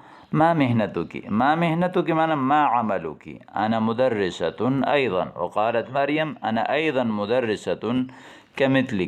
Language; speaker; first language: Arabic; non-native, fluent; Urdu